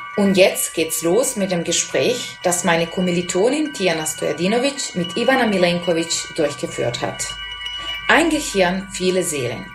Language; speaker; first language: German; non-native, fluent; Serbian